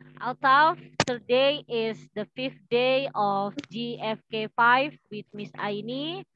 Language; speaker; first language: English; non-native, learner; Indonesian